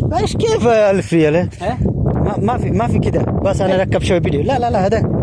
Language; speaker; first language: Arabic; non-native, learner; Bangla